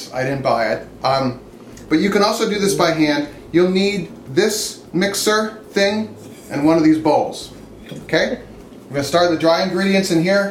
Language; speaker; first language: English; native; English